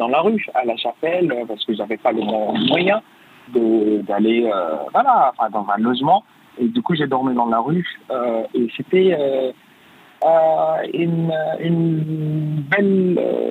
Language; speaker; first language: French; non-native, fluent; Arabic